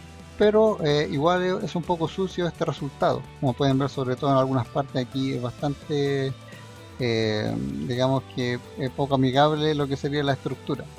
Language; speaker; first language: Spanish; native; Spanish